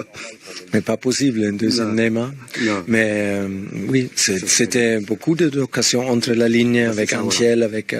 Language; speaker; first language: French; non-native, learner; Spanish